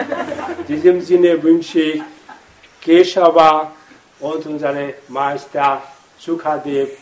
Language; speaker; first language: German; non-native, fluent; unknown